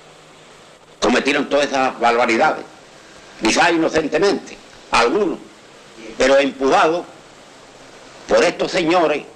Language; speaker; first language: Spanish; native; Spanish